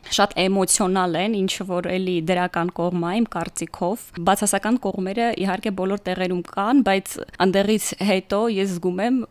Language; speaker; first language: Armenian; early bilingual, heritage; Armenian